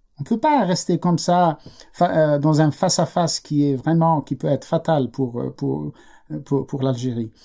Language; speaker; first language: French; non-native, local second language; Arabic